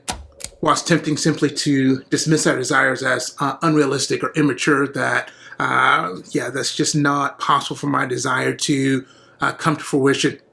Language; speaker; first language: English; native; English